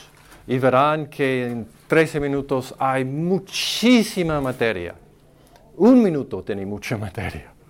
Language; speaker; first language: Spanish; non-native, fluent; English